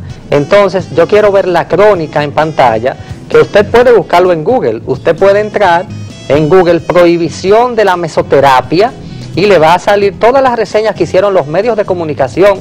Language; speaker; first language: Spanish; native; Spanish